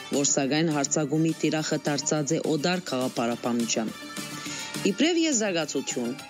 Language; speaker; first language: Armenian; early bilingual, heritage; Armenian